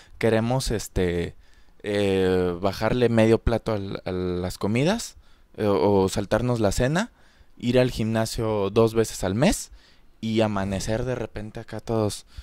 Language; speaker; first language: Spanish; native; Spanish